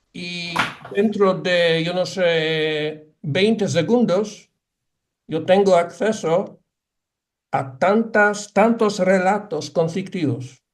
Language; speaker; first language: Spanish; non-native, fluent; Polish